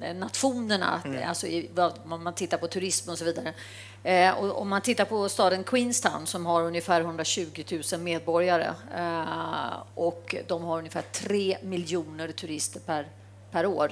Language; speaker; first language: Swedish; native; Swedish